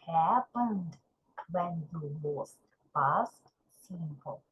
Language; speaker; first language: English; non-native, fluent; Ukrainian